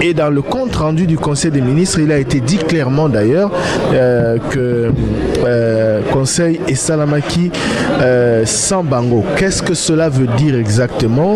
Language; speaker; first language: French; non-native, local second language; Lingala